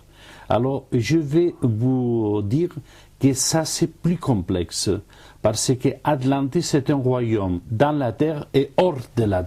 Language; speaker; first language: French; non-native, fluent; Spanish